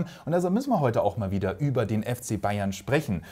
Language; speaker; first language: German; native; German